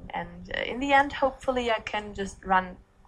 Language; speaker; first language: English; non-native, fluent; German